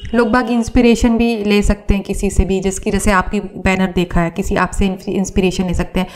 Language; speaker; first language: Hindi; native; Hindi